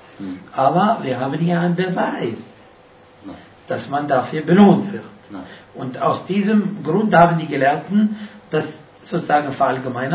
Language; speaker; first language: German; non-native, fluent; Arabic